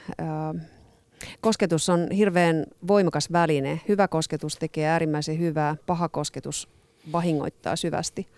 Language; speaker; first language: Finnish; native; Finnish